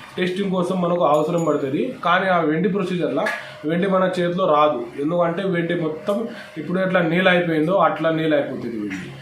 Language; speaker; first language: Telugu; non-native, fluent; Marathi